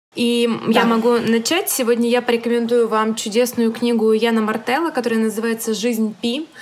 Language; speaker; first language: Russian; native; Russian